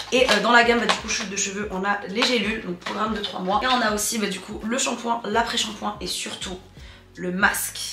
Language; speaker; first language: French; non-native, local second language; Arabic